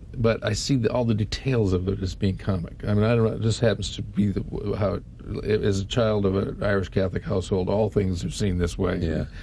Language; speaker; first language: English; native; English